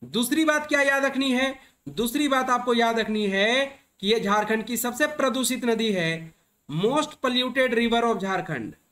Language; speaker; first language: Hindi; native; Hindi